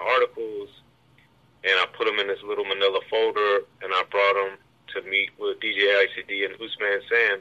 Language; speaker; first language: English; native; English